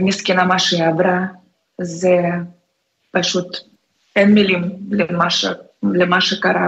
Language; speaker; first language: Hebrew; non-native, fluent; Russian